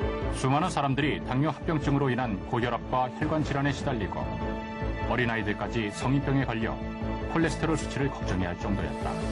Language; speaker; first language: Korean; native; Korean